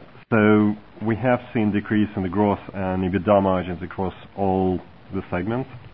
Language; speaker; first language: English; non-native, fluent; Russian